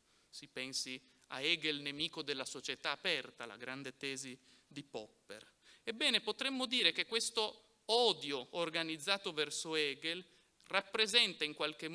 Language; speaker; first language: Italian; native; Italian